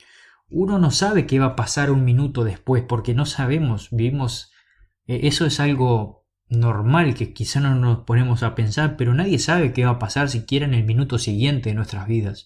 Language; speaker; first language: Spanish; native; Spanish